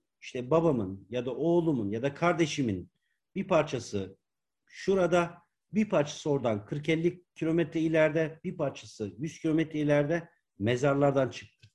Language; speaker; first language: Turkish; native; Turkish